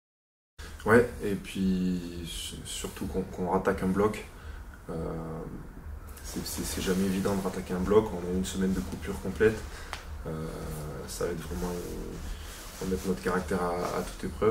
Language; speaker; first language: French; native; French